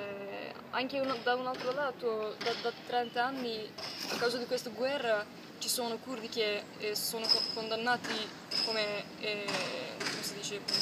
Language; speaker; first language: Italian; non-native, learner; Turkish